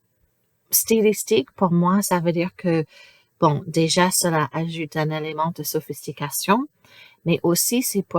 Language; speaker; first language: French; non-native, fluent; English